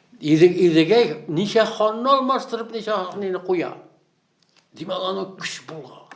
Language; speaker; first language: Tatar; native; Tatar